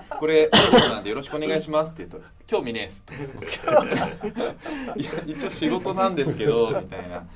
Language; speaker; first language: Japanese; native; Japanese